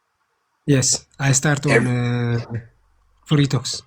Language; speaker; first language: English; non-native, learner; Amharic